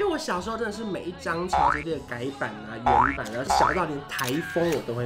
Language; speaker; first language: Chinese; native; Chinese